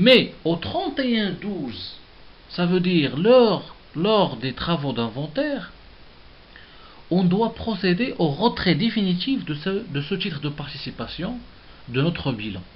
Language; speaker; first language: French; non-native, local second language; Arabic